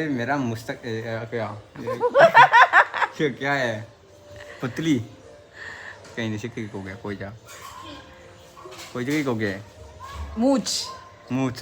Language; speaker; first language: Hindi; non-native, local second language; Manipuri